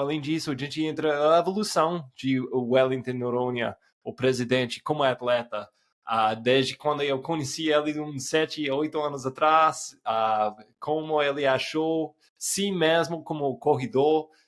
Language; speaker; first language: Portuguese; non-native, fluent; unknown